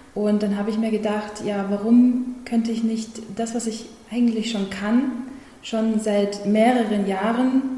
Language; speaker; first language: German; early bilingual, other home language; Russian